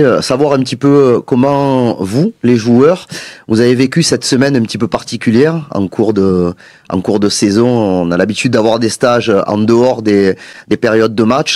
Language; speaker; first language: French; native; French